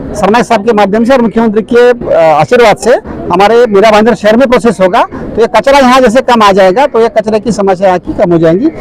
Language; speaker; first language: Hindi; non-native, local second language; Marathi